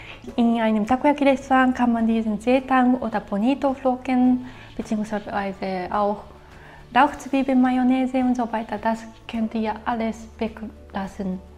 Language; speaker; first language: German; non-native, fluent; Japanese